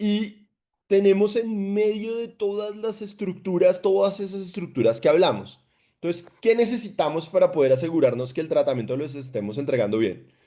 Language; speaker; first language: Spanish; native; Spanish